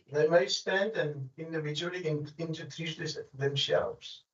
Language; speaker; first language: English; non-native, local second language; Afrikaans